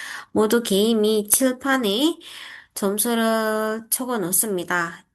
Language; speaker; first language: Korean; non-native, fluent; Indonesian